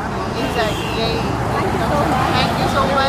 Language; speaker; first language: Hindi; native; Hindi